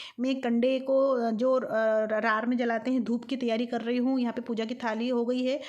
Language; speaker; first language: Hindi; non-native, local second language; Bangla